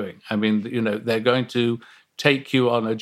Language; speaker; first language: English; native; English